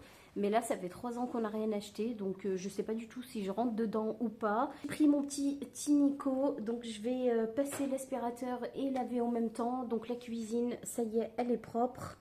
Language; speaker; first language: French; native; French